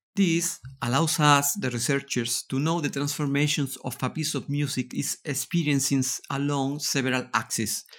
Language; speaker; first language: English; non-native, fluent; Spanish